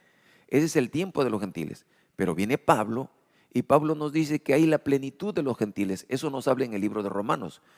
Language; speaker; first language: Spanish; native; Spanish